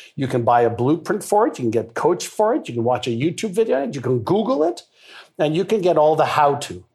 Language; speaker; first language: English; non-native, fluent; Hebrew